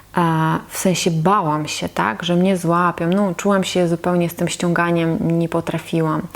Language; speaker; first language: Polish; non-native, fluent; Russian